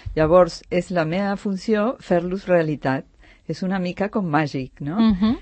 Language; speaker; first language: Catalan; non-native, fluent; Spanish